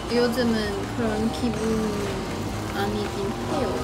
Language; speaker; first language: Korean; non-native, fluent; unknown